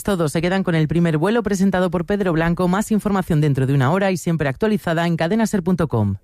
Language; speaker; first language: Spanish; native; Spanish